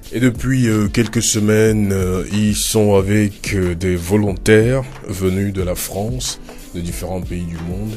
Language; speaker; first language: French; non-native, local second language; Ewe